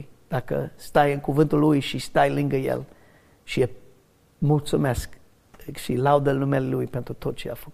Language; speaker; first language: Romanian; non-native, learner; English